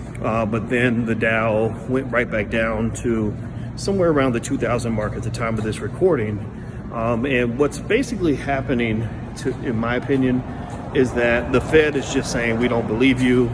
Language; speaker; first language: English; native; English